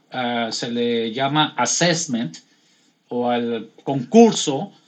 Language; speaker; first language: Spanish; native; Spanish